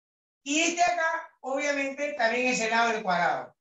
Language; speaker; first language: Spanish; native; Spanish